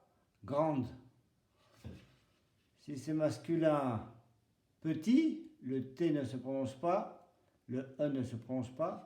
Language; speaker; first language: French; non-native, fluent; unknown